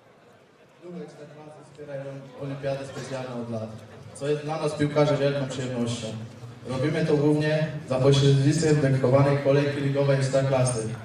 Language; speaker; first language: Polish; native; Polish